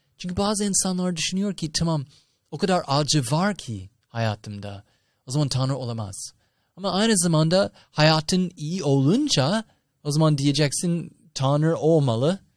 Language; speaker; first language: Turkish; non-native, fluent; English